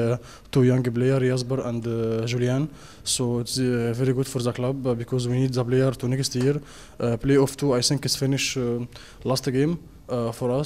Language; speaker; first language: English; non-native, learner; Arabic